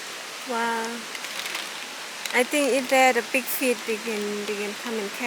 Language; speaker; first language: English; non-native, learner; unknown